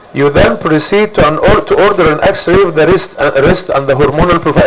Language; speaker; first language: English; non-native, fluent; Arabic